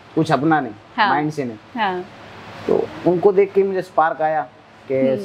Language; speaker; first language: Hindi; non-native, local second language; Kachhi